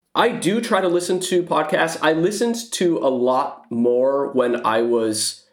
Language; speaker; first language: English; native; English